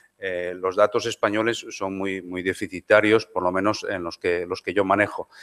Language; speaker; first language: Spanish; non-native, local second language; Galician